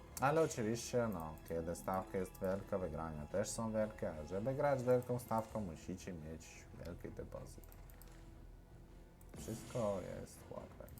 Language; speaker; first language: Polish; non-native, learner; Russian